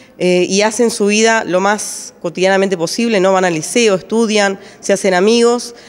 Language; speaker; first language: Spanish; native; Spanish